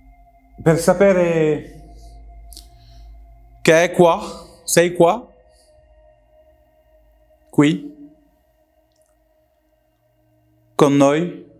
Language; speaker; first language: Italian; non-native, learner; French